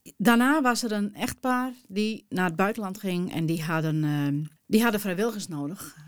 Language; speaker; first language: Dutch; non-native, local second language; Western Frisian